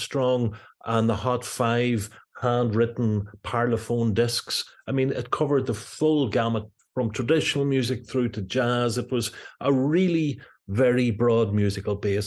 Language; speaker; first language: English; native; English